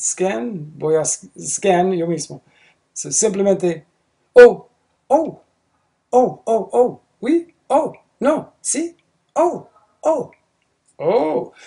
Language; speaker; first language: Spanish; non-native, learner; English